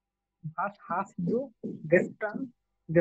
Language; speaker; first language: German; non-native, learner; Bangla